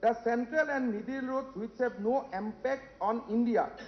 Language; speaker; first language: English; non-native, local second language; Assamese